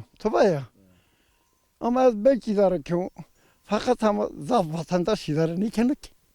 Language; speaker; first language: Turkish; non-native, local second language; Zaza